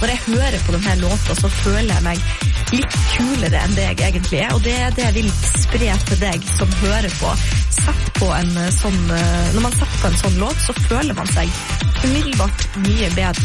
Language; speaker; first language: Norwegian; native; Norwegian